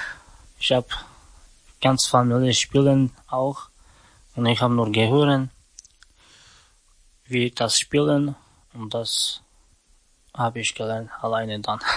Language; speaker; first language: German; non-native, learner; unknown